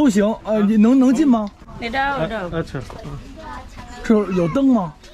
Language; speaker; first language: Chinese; native; Chinese